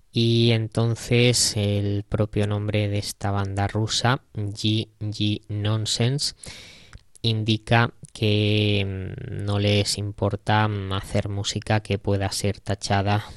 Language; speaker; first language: Spanish; native; Spanish